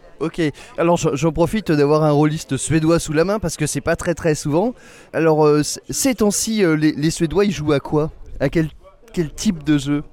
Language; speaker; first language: French; native; French